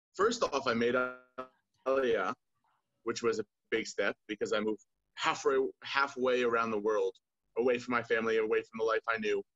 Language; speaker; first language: English; native; English